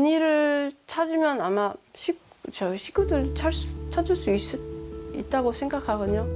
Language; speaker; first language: Korean; early bilingual, heritage; Korean